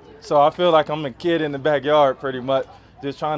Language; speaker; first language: English; native; English